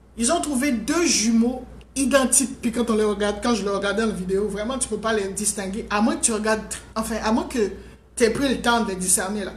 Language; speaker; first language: French; non-native, local second language; Haitian Creole